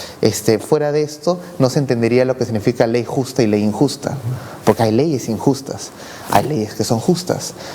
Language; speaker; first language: Spanish; native; Spanish